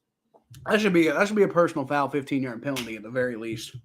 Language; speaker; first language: English; native; English